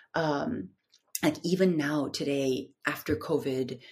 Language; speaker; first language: English; non-native, fluent; Turkish